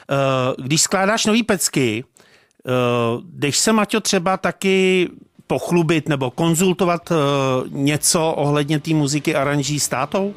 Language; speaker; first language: Czech; native; Czech